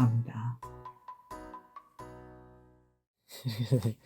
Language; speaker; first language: Korean; native; Korean